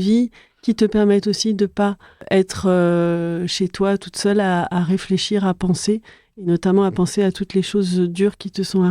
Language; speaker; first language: French; native; French